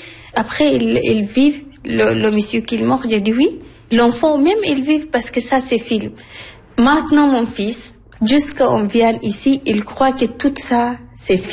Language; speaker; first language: French; non-native, learner; Arabic